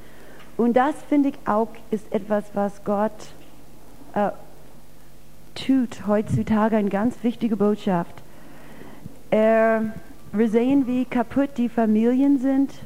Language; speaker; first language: German; non-native, fluent; English